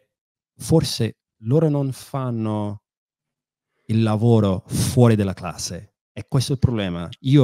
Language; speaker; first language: Italian; non-native, fluent; English